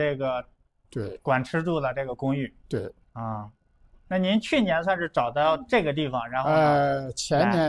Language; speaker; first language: Chinese; native; Chinese